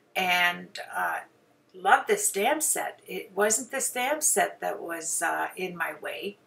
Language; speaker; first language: English; native; English